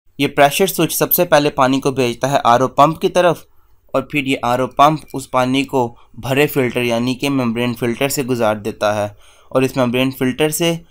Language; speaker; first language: Urdu; native; Urdu